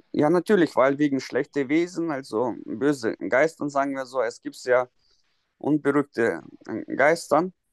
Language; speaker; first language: German; non-native, fluent; Russian